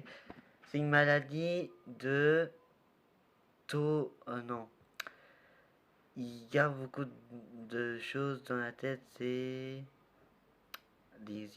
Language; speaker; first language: French; non-native, learner; Portuguese